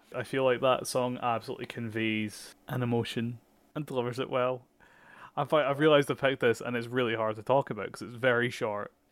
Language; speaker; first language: English; native; English